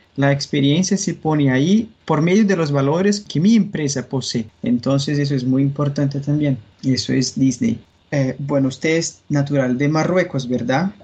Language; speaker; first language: Spanish; non-native, fluent; Portuguese